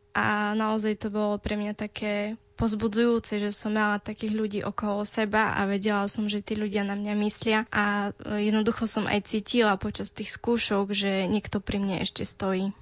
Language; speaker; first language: Slovak; non-native, local second language; Romany